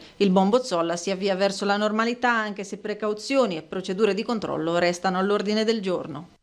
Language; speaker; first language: Italian; native; Italian